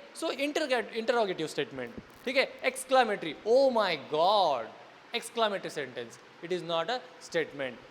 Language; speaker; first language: Hindi; non-native, local second language; Marathi